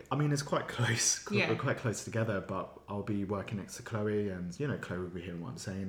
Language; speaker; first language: English; native; English